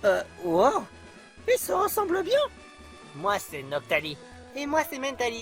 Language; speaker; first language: French; native; French